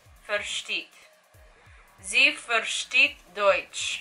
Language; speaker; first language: German; non-native, learner; English